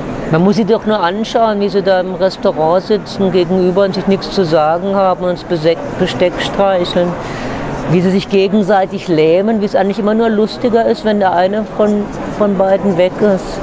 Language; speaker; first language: German; native; German